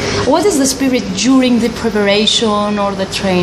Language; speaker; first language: English; non-native, fluent; Greek